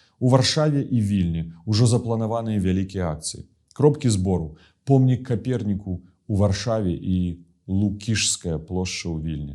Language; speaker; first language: Belarusian; non-native, local second language; Russian